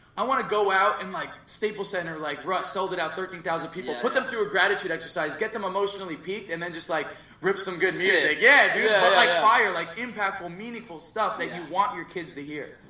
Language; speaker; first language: English; native; English